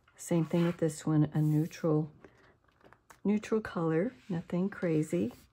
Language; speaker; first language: English; native; English